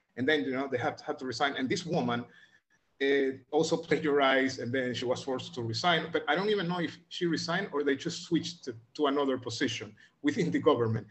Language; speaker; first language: English; non-native, fluent; Spanish